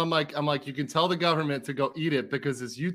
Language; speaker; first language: English; native; English